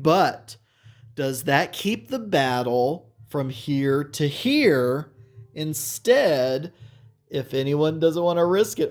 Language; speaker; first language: English; native; English